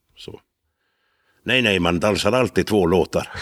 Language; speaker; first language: Swedish; native; Swedish